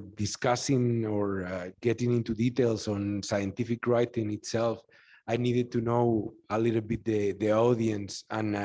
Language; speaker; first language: English; non-native, fluent; Spanish